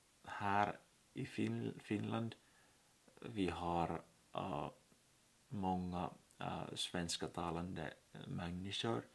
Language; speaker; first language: Swedish; non-native, learner; Finnish